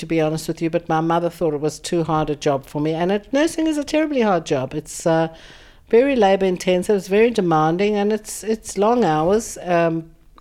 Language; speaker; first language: English; native; English